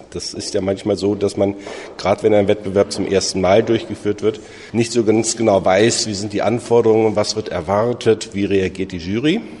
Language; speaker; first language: German; native; German